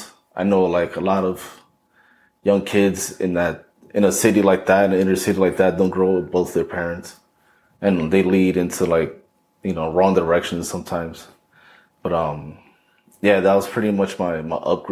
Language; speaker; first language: English; native; English